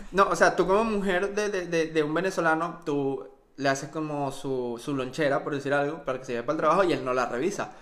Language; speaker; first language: Spanish; native; Spanish